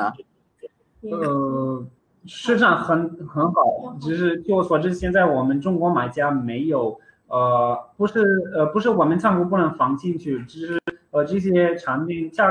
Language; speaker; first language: Chinese; non-native, fluent; Romanian